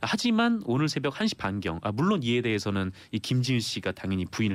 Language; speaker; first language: Korean; native; Korean